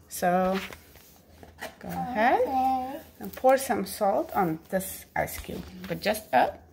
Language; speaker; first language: English; non-native, fluent; Russian